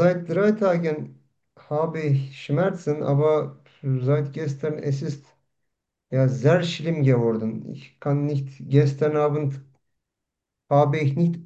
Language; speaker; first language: German; non-native, learner; Turkish